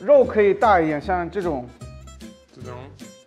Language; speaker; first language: Chinese; non-native, fluent; German